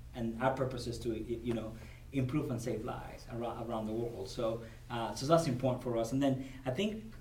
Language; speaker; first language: English; non-native, fluent; Spanish